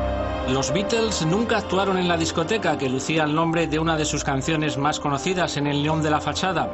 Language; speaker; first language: Spanish; native; Spanish